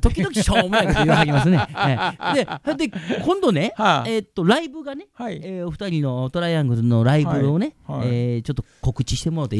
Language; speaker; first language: Japanese; native; Japanese